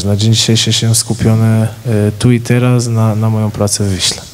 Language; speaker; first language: Polish; non-native, fluent; Portuguese